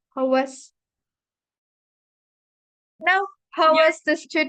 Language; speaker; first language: English; non-native, fluent; Indonesian